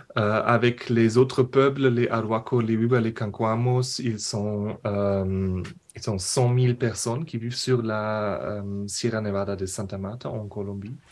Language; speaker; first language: French; non-native, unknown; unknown